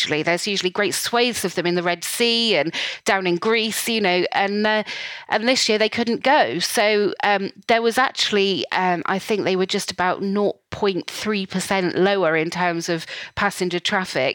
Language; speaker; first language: English; native; English